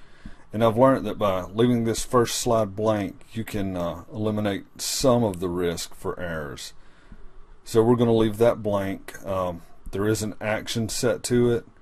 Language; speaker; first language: English; native; English